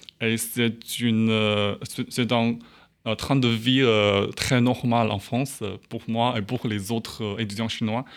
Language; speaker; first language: French; non-native, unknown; Chinese